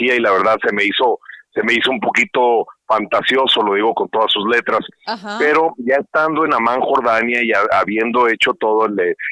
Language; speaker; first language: Spanish; native; Spanish